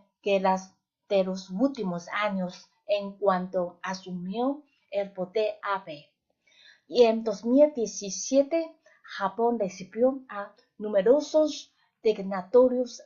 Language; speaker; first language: Spanish; non-native, fluent; Chinese